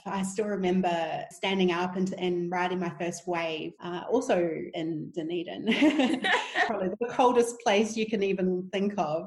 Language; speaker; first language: English; native; English